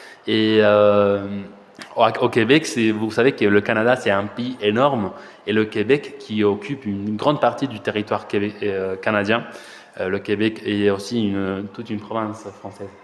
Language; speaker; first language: French; non-native, fluent; Spanish